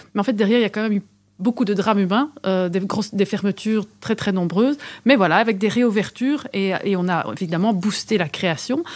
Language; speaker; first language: French; native; French